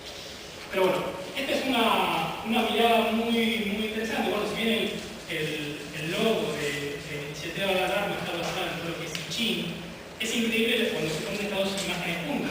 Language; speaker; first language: Spanish; native; Spanish